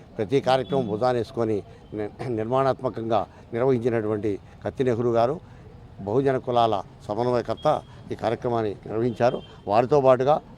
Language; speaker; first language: Telugu; native; Telugu